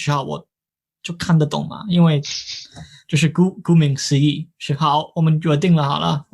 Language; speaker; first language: Chinese; non-native, fluent; English